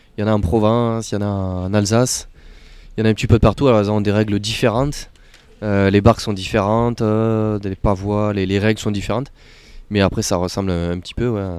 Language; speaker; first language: French; native; French